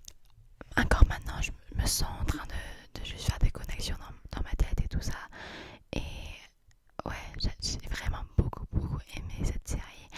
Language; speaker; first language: French; early bilingual, heritage; English